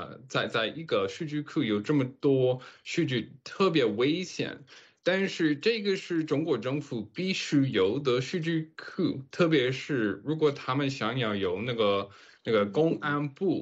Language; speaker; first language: Chinese; non-native, fluent; English